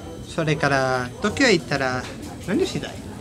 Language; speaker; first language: Japanese; non-native, learner; Spanish